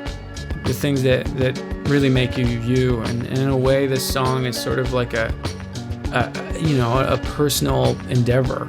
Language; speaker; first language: English; native; English